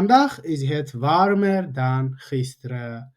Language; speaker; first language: Dutch; non-native, learner; Tigrinya